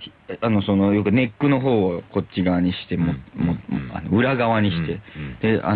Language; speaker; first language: Japanese; native; Japanese